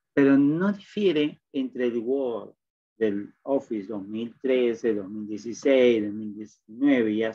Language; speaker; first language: Spanish; native; Spanish